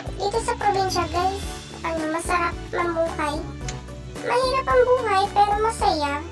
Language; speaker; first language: Filipino; non-native, local second language; Cebuano